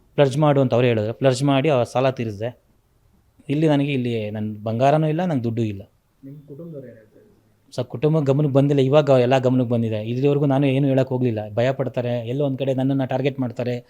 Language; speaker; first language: Kannada; native; Kannada